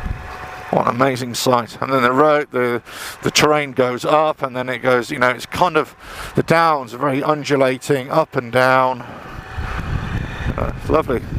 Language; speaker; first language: English; native; English